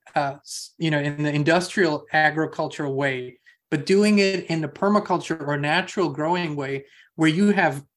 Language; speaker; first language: English; non-native, fluent; German